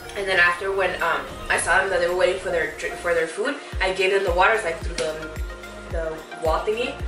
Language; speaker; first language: English; early bilingual, other home language; Spanish